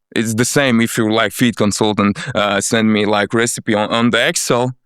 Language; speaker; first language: English; non-native, fluent; Latvian